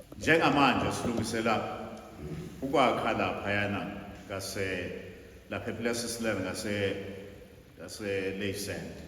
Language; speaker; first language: Zulu; non-native, local second language; Xhosa